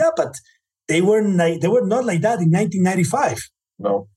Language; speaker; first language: English; native; English